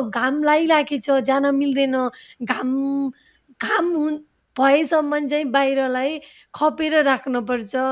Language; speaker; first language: Nepali; early bilingual, heritage; Nepali